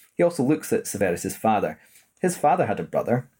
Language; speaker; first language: English; native; English